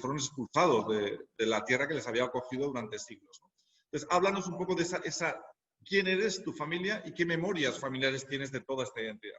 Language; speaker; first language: Spanish; native; Spanish